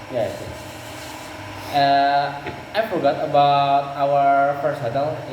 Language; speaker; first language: English; non-native, learner; Indonesian